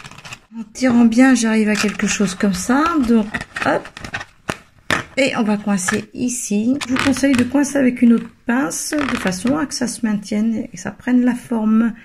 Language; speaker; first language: French; native; French